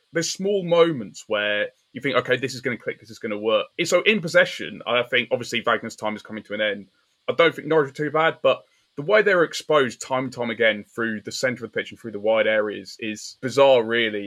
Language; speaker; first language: English; native; English